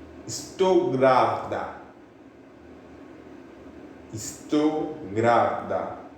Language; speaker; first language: Portuguese; non-native, fluent; Haitian Creole